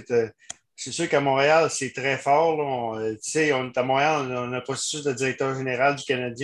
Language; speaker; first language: French; native; French